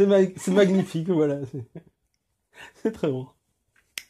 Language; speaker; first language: French; native; French